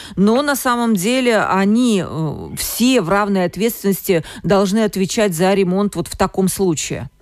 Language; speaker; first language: Russian; native; Russian